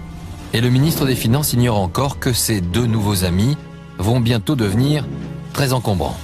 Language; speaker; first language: French; native; French